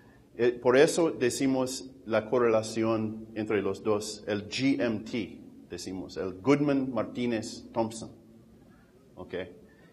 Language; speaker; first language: Spanish; non-native, fluent; English